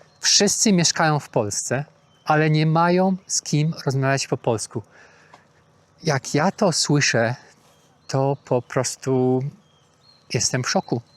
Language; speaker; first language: Polish; native; Polish